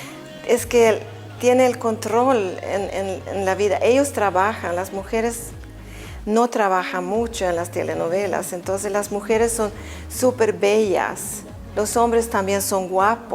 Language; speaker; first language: Spanish; non-native, fluent; Swedish